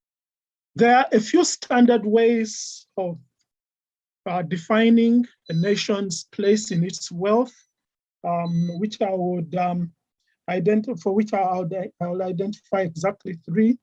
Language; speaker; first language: English; non-native, local second language; Ganda